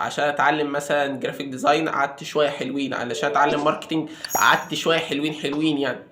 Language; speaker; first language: Arabic; native; Arabic